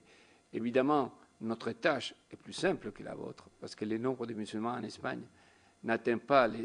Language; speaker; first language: French; non-native, fluent; Spanish